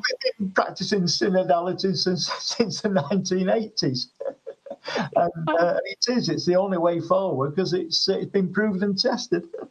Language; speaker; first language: English; native; English